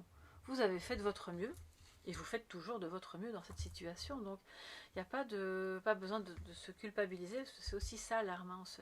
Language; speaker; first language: French; native; French